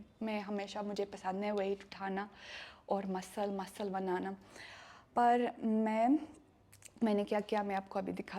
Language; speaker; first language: Hindi; non-native, learner; Russian